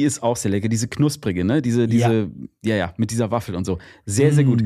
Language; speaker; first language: German; native; German